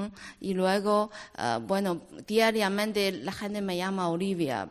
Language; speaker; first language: Spanish; non-native, fluent; Chinese